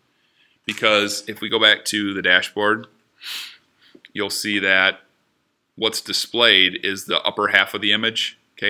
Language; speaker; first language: English; native; English